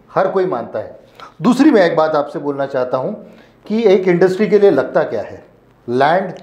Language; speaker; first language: Hindi; non-native, local second language; Marathi